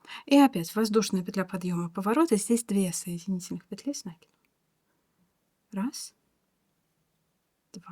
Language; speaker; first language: Russian; native; Russian